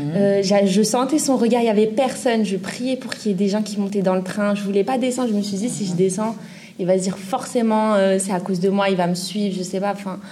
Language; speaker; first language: French; native; French